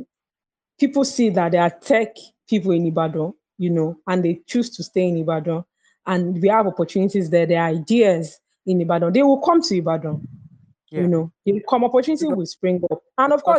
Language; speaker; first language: English; non-native, local second language; Yoruba